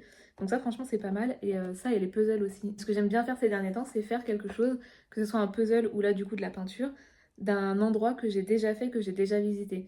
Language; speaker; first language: French; native; French